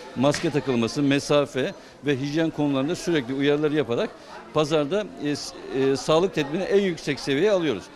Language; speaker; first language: Turkish; native; Turkish